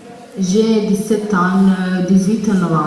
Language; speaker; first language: French; non-native, learner; Italian